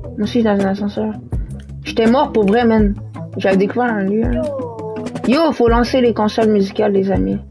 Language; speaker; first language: French; native; French